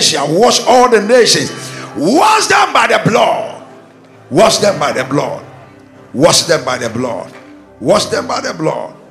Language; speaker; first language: English; non-native, local second language; Akan